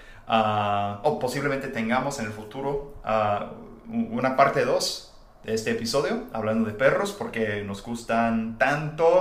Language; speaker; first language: Spanish; non-native, fluent; English